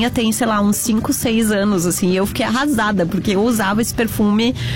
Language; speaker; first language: Portuguese; native; Portuguese